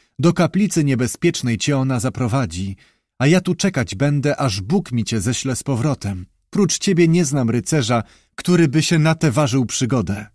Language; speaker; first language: Polish; native; Polish